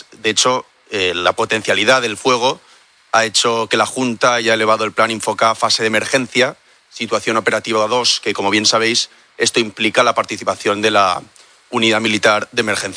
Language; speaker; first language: Spanish; native; Spanish